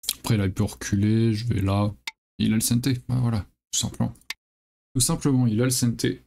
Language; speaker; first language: French; native; French